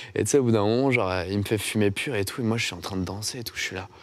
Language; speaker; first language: French; native; French